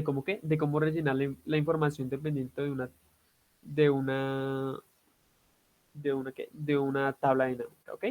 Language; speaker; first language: Spanish; native; Spanish